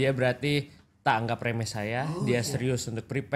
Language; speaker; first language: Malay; non-native, local second language; Indonesian